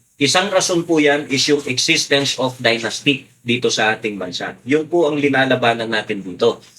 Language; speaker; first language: Filipino; non-native, local second language; Pampanga